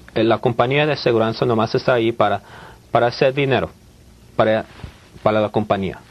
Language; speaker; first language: Spanish; early bilingual, heritage; Spanish